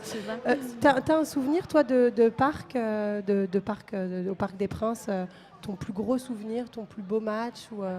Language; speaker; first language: French; native; French